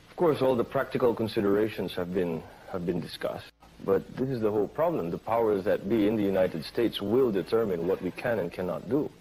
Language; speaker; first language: English; non-native, fluent; Filipino